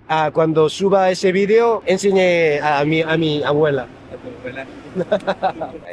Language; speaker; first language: Spanish; non-native, fluent; Korean